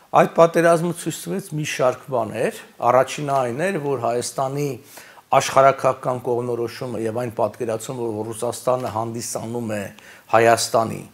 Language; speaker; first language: Armenian; native; Armenian